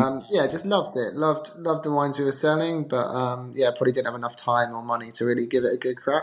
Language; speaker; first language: English; native; English